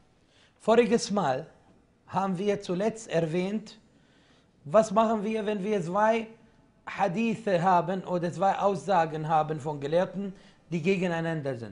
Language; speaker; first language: German; non-native, fluent; Arabic